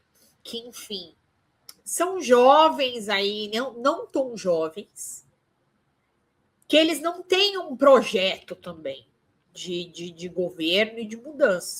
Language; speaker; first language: Portuguese; native; Portuguese